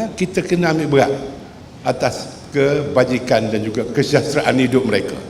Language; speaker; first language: Malay; native; Malay